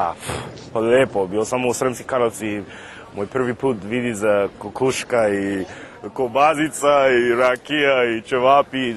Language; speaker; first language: Serbian; non-native, learner; English